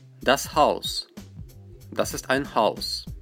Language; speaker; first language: German; non-native, fluent; Russian